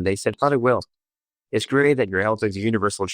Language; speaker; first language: English; non-native, fluent; French